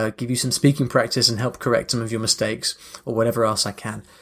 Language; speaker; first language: English; native; English